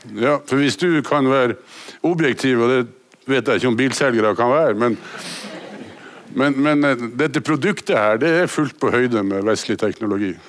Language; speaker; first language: Norwegian; native; Norwegian